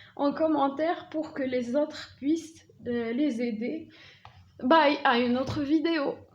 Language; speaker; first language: French; non-native, local second language; Arabic